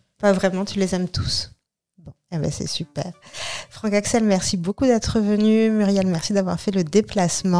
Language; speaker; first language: French; native; French